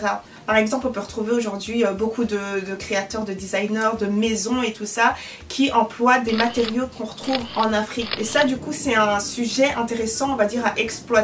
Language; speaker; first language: French; early bilingual, other home language; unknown